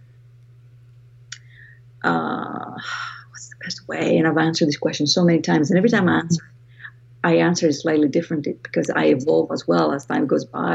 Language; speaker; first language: English; non-native, fluent; Greek